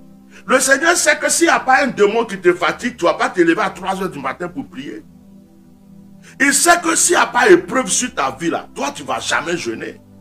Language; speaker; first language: French; non-native, local second language; Baoulé